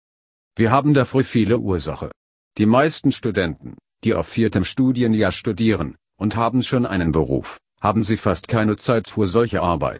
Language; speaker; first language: German; non-native, learner; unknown